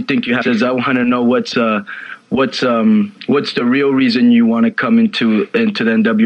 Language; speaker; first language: English; native; English